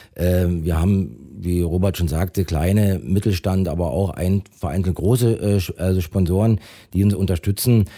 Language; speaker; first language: German; native; German